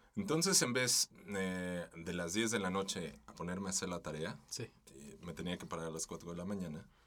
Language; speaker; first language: Spanish; native; Spanish